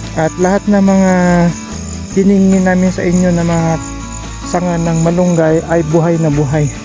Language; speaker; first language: Filipino; non-native, local second language; Iloko